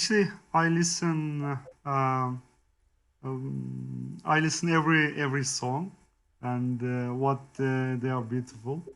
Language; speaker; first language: English; non-native, learner; Turkish